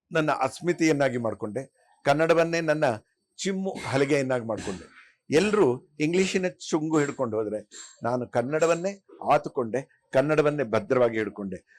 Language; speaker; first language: Kannada; native; Kannada